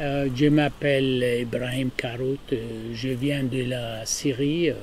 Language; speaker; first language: French; non-native, learner; Arabic